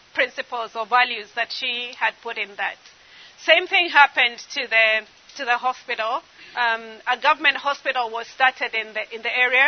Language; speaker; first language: English; non-native, local second language; Kamba